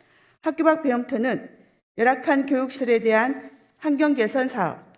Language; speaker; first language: Korean; native; Korean